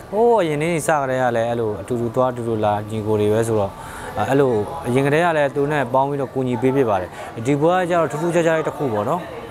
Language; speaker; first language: Burmese; native; Burmese